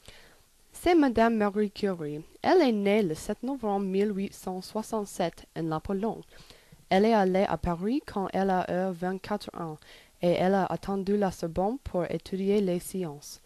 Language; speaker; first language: French; non-native, learner; English